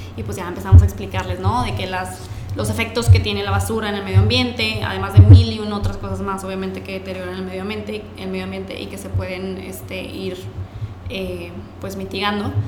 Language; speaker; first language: Spanish; native; Spanish